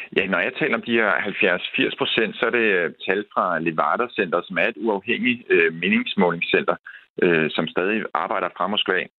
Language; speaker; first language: Danish; native; Danish